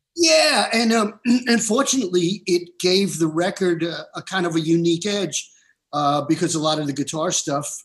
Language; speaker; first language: English; native; English